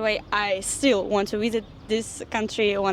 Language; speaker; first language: English; non-native, fluent; Russian